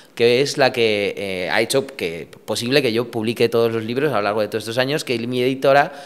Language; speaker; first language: Spanish; early bilingual, other home language; Romanian